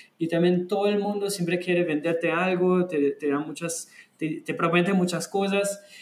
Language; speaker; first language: Spanish; non-native, fluent; German